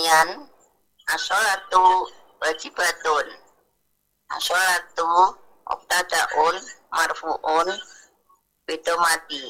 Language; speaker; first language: Arabic; non-native, fluent; Indonesian